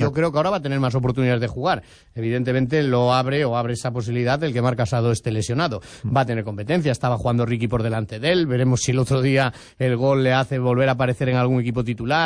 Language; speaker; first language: Spanish; native; Spanish